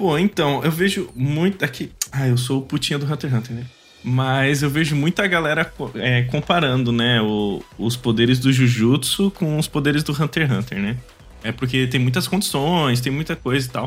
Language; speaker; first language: Portuguese; native; Portuguese